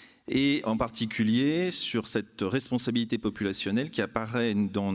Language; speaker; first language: French; native; French